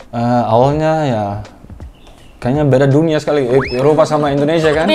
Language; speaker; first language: Indonesian; early bilingual, heritage; Dutch